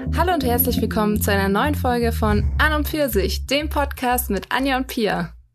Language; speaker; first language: German; native; German